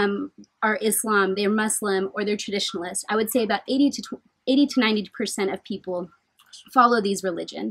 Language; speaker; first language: English; native; English